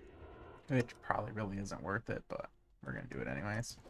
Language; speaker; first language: English; native; English